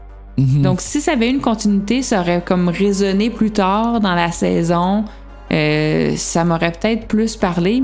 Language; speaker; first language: French; native; French